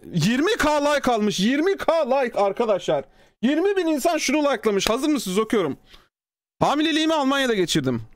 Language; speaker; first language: Turkish; native; Turkish